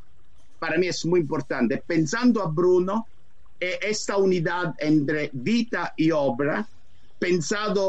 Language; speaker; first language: Spanish; non-native, fluent; Italian